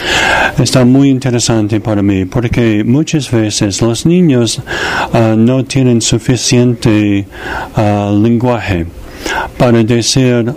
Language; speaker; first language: Spanish; non-native, fluent; English